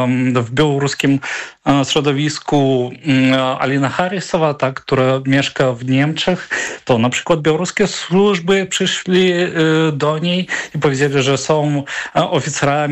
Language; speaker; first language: Polish; non-native, fluent; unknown